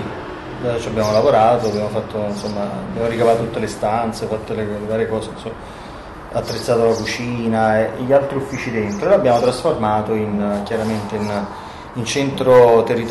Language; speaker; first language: Italian; native; Italian